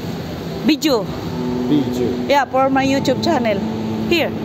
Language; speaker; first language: English; non-native, learner; Filipino